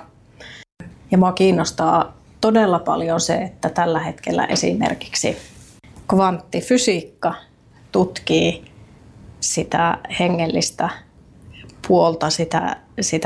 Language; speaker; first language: Finnish; native; Finnish